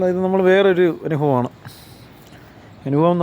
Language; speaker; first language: Malayalam; native; Malayalam